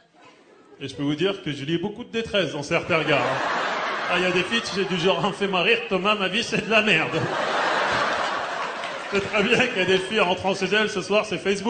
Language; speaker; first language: French; early bilingual, other home language; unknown